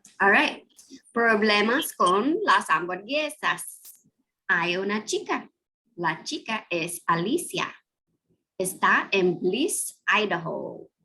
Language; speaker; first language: Spanish; non-native, fluent; English